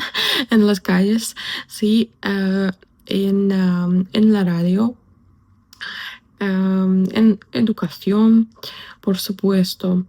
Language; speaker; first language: Spanish; non-native, fluent; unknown